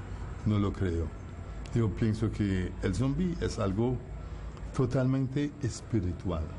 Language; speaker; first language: Spanish; non-native, fluent; Haitian Creole